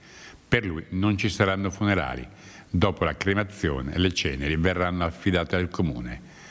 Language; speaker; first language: Italian; native; Italian